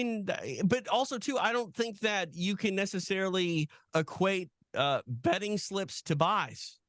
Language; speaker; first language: English; native; English